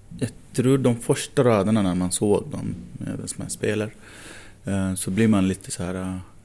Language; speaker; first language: Swedish; non-native, fluent; Arabic